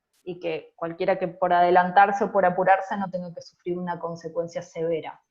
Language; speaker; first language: Spanish; native; Spanish